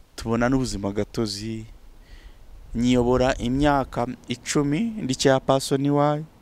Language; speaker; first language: Kinyarwanda; early bilingual, heritage; Kinyarwanda